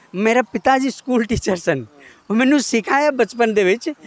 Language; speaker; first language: Punjabi; non-native, local second language; Kannada